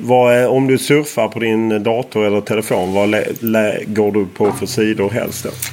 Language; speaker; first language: Swedish; native; Swedish